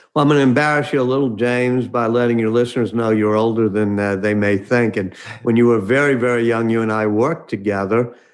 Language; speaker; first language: English; native; English